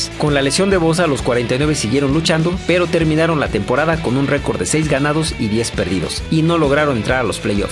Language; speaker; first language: Spanish; native; Spanish